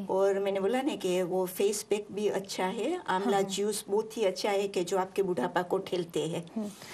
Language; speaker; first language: Hindi; non-native, local second language; Marathi